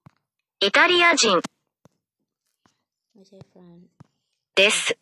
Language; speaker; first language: Japanese; non-native, learner; Thai